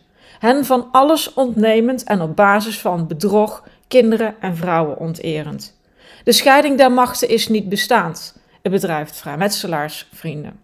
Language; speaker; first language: Dutch; native; Dutch